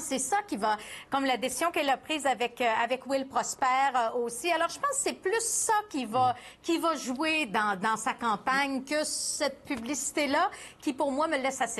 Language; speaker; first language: French; native; French